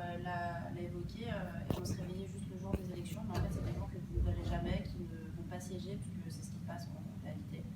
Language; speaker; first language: French; native; French